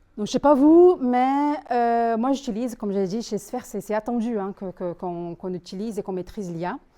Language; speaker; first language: French; non-native, fluent; Portuguese